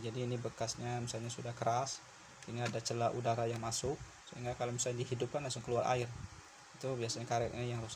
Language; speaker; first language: Indonesian; native; Indonesian